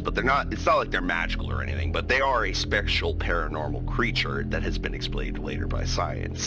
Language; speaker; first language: English; native; English